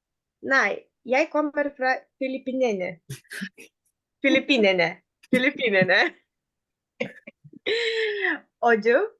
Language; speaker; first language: Norwegian; non-native, learner; Lithuanian